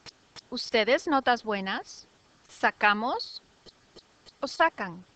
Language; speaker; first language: Spanish; non-native, fluent; English